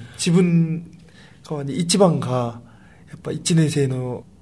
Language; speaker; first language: Japanese; early bilingual, other home language; Korean